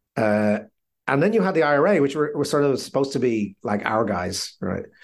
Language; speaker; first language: English; native; English